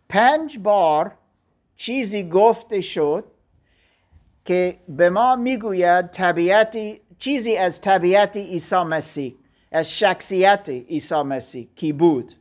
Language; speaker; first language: Persian; non-native, learner; German